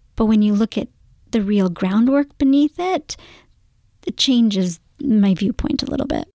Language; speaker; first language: English; early bilingual, other home language; Gujarati